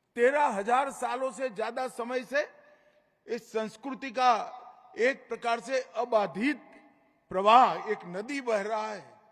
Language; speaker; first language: Hindi; non-native, local second language; Gujarati